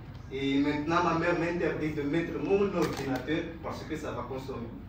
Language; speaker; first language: French; non-native, local second language; Ngazidja Comorian